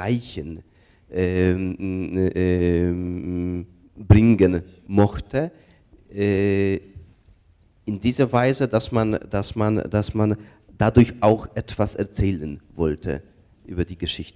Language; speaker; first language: German; non-native, fluent; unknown